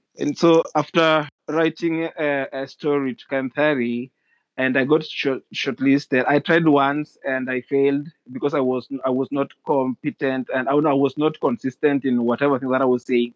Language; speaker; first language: English; non-native, local second language; Luo (Kenya and Tanzania)